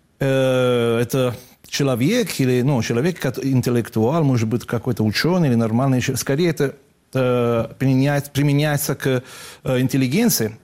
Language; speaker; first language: Russian; non-native, fluent; Italian